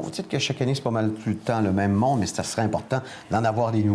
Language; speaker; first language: French; native; French